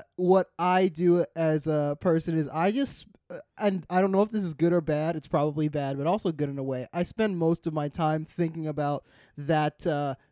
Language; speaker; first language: English; native; English